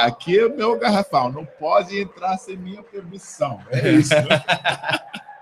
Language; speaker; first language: Portuguese; non-native, fluent; English